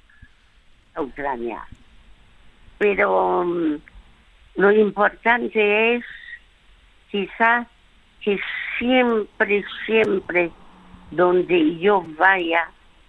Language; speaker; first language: Spanish; early bilingual, other home language; French